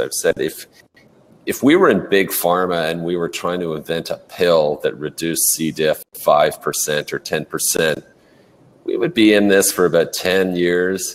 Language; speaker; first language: English; native; English